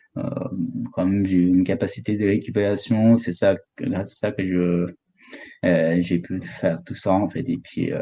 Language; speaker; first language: French; non-native, fluent; Nepali